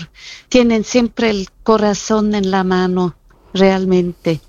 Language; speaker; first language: Spanish; non-native, fluent; German